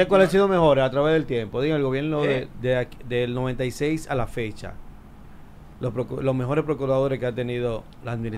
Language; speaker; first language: Spanish; native; Spanish